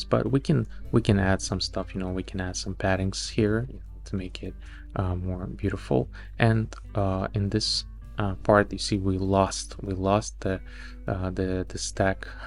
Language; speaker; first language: English; non-native, fluent; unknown